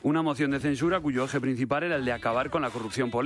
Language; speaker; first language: Spanish; native; Spanish